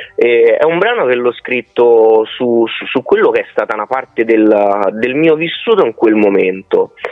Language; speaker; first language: Italian; native; Italian